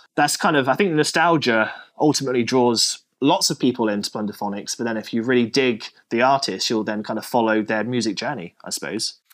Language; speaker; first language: English; native; English